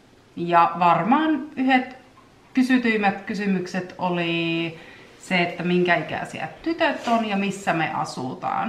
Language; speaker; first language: Finnish; native; Finnish